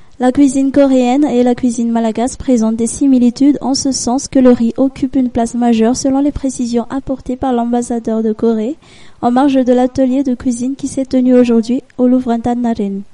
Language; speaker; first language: French; non-native, local second language; Malagasy